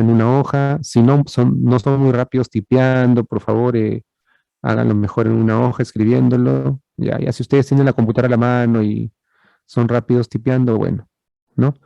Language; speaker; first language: Spanish; native; Spanish